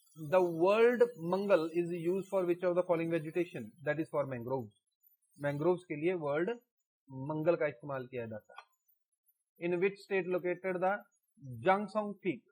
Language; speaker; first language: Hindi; non-native, local second language; Punjabi